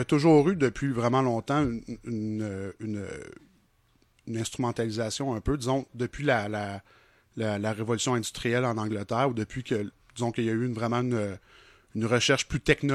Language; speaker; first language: French; native; French